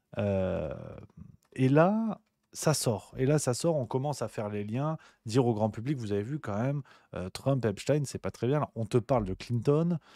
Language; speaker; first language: French; native; French